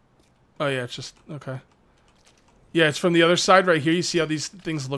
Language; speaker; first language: English; native; English